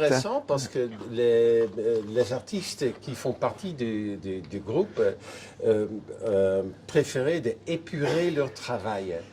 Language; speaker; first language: French; non-native, fluent; Dutch